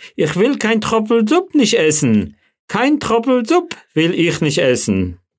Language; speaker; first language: German; non-native, local second language; Yiddish